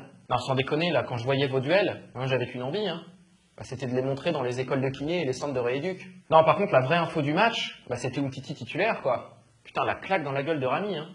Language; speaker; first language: French; native; French